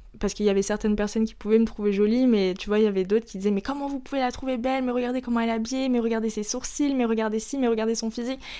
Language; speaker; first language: French; early bilingual, other home language; Arabic